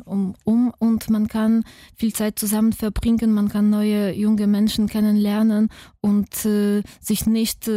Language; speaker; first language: German; non-native, fluent; Polish